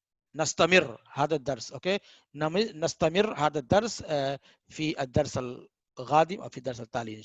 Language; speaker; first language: Arabic; non-native, fluent; Hindi